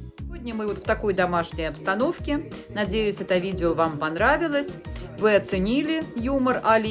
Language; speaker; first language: Russian; native; Russian